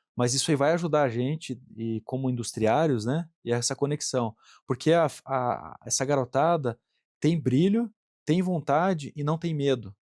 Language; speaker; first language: Portuguese; native; Portuguese